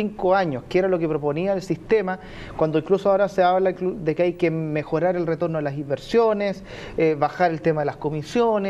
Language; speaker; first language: Spanish; native; Spanish